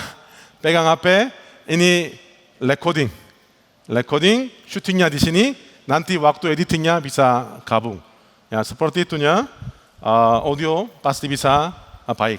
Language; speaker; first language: Indonesian; non-native, learner; Korean